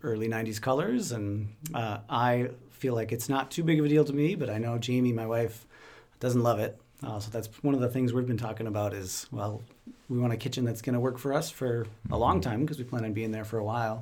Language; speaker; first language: English; native; English